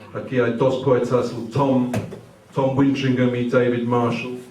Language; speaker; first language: Spanish; early bilingual, heritage; English